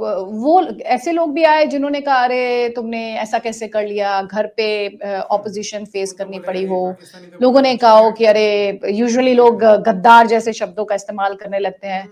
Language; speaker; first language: Hindi; native; Hindi